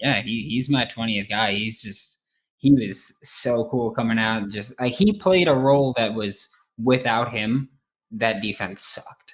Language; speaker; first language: English; native; English